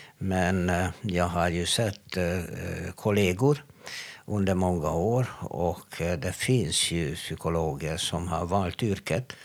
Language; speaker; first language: Swedish; non-native, fluent; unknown